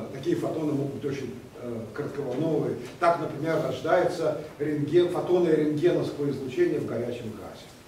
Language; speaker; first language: Russian; native; Russian